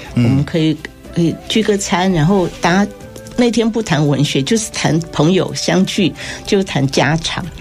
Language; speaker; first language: Chinese; native; Chinese